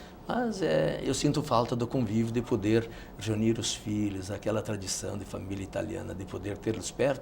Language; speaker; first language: Portuguese; native; Portuguese